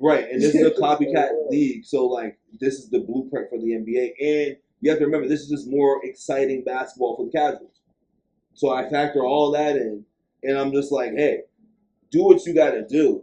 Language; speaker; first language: English; native; English